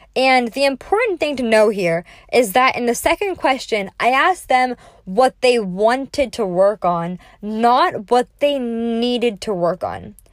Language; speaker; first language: English; native; English